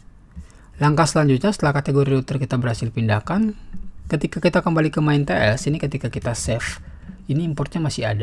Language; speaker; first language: Indonesian; native; Indonesian